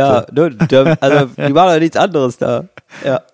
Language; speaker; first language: German; native; German